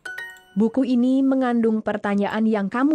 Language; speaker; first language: Indonesian; non-native, learner; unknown